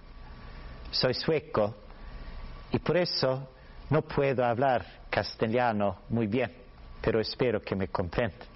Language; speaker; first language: Spanish; non-native, learner; Swedish